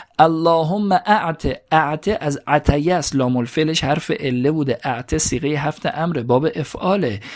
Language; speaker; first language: Persian; native; Persian